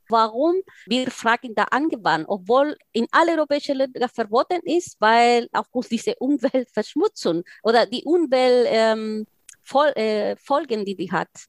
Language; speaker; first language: German; non-native, fluent; Spanish